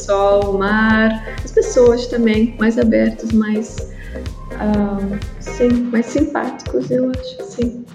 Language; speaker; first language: Portuguese; non-native, learner; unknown